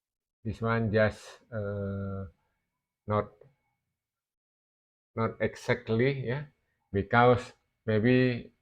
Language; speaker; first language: English; non-native, learner; Indonesian